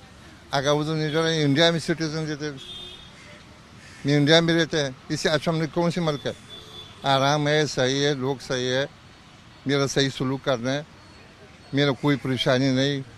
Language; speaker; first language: Hindi; non-native, learner; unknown